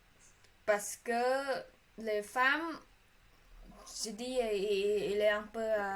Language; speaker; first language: French; non-native, learner; Khmer